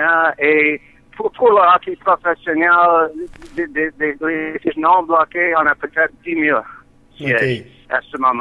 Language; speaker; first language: French; non-native, learner; English